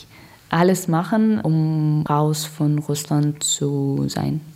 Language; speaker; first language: German; non-native, learner; Russian